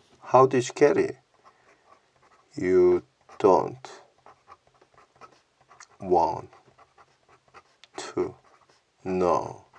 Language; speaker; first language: English; non-native, learner; Korean